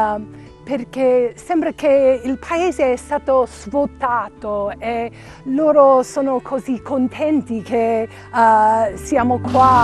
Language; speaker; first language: Italian; non-native, learner; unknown